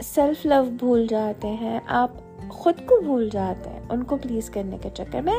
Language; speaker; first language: Hindi; native; Hindi